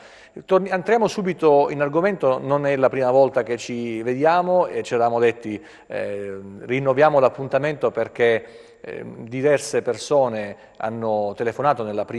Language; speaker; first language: Italian; native; Italian